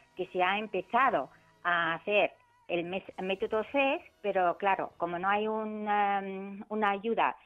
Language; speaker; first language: Spanish; non-native, fluent; German